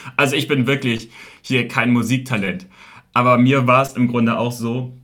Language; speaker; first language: German; early bilingual, heritage; Chinese